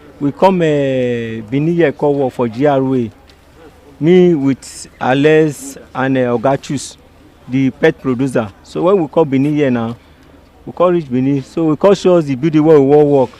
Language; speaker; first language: Nigerian Pidgin; non-native, local second language; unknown